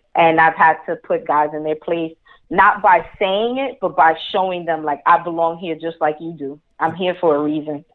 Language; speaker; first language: English; early bilingual, other home language; Spanish